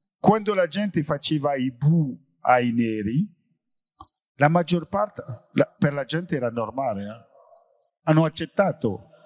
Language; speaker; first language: Italian; non-native, fluent; French